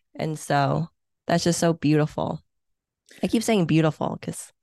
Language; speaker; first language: English; early bilingual, other home language; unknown